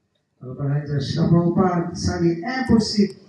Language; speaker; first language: French; non-native, local second language; Morisyen